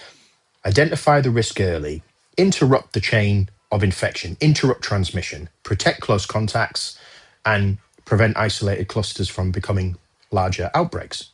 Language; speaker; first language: English; native; English